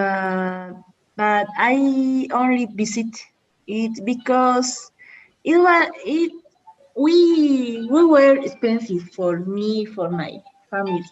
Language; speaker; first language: English; non-native, learner; Spanish